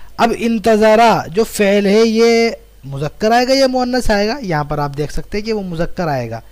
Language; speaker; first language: Urdu; native; Urdu